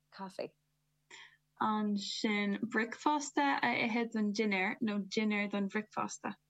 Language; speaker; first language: Irish; non-native, local second language; English